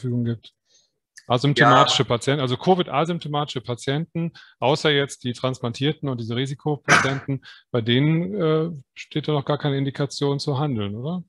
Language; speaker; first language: German; native; German